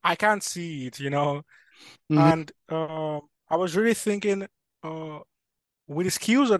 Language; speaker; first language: English; non-native, local second language; Yoruba